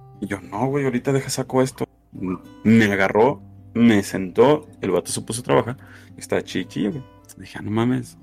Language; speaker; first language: Spanish; native; Spanish